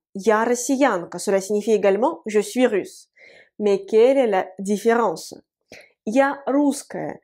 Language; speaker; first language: French; non-native, fluent; Russian